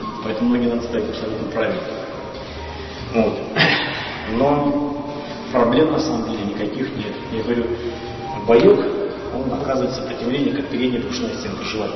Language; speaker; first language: Russian; native; Russian